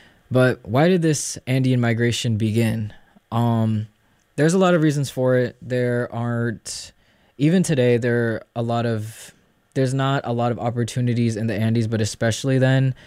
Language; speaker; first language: English; early bilingual, other home language; Spanish